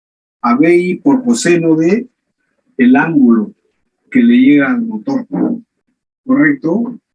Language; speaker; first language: Spanish; native; Spanish